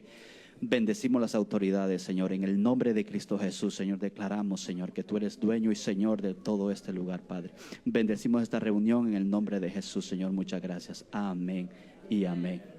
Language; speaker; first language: Spanish; native; Spanish